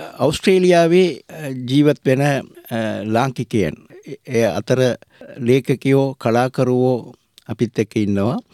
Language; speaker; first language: Sinhala; non-native, local second language; Tamil